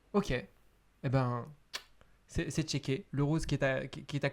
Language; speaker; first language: French; native; French